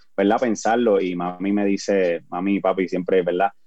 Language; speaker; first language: Spanish; native; Spanish